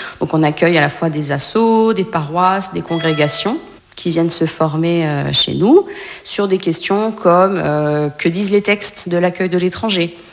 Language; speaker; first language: French; native; French